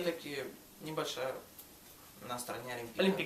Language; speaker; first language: Russian; native; Russian